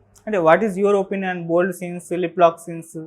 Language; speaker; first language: Telugu; native; Telugu